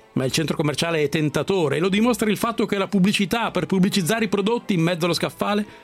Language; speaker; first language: Italian; native; Italian